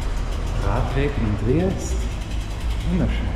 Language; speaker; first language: German; native; German